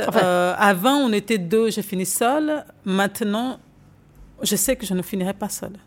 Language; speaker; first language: French; non-native, fluent; Portuguese